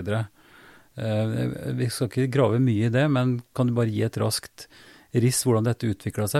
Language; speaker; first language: Norwegian; native; Norwegian